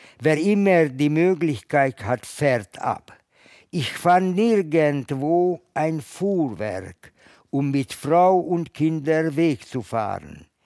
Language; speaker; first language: German; non-native, fluent; Hungarian